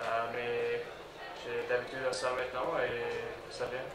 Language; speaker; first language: French; non-native, learner; English